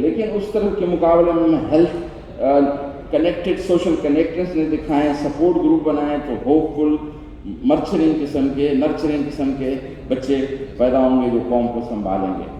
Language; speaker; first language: Urdu; non-native, local second language; Sindhi